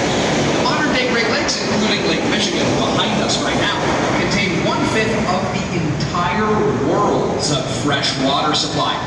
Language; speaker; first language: English; native; English